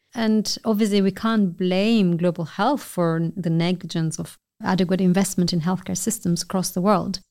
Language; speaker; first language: English; non-native, fluent; Albanian